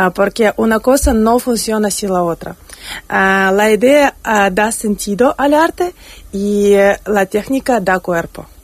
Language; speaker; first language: Spanish; non-native, learner; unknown